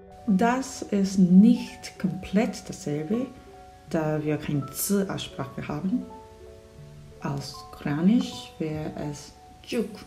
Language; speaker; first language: German; non-native, fluent; Korean